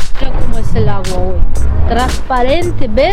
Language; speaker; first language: Spanish; non-native, fluent; Russian